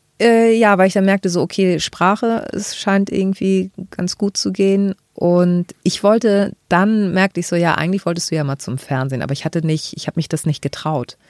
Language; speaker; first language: German; early bilingual, other home language; Greek